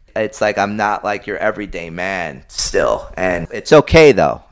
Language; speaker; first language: English; early bilingual, other home language; Spanish